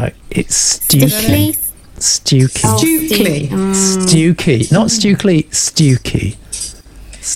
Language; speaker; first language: English; native; English